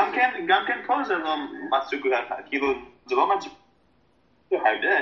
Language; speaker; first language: Hebrew; non-native, fluent; English